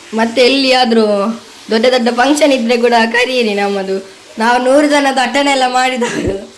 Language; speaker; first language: Kannada; non-native, local second language; Tulu